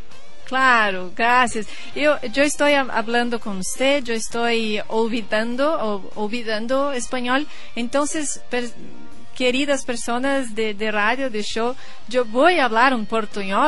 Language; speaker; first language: Spanish; non-native, learner; Portuguese